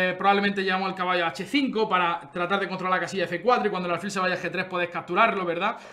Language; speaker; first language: Spanish; native; Spanish